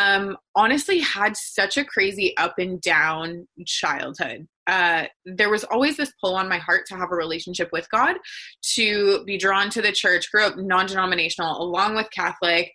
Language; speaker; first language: English; native; English